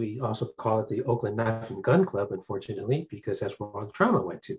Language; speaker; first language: English; early bilingual, other home language; Cantonese